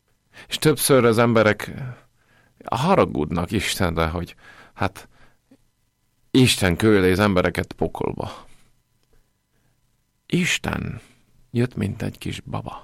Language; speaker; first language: Hungarian; non-native, fluent; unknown